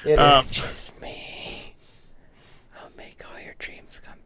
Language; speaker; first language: English; native; English